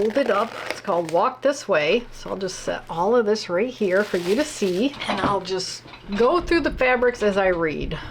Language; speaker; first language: English; native; English